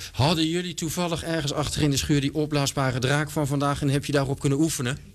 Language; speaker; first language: Dutch; native; Dutch